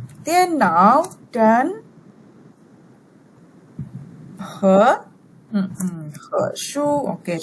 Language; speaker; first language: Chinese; non-native, fluent; Indonesian